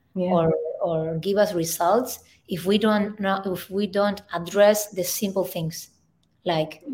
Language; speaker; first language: English; non-native, fluent; Spanish